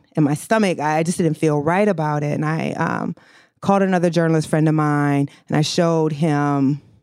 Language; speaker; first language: English; native; English